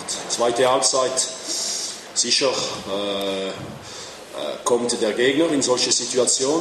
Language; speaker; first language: German; non-native, fluent; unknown